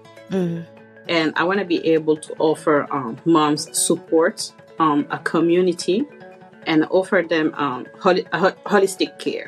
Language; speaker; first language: English; non-native, fluent; French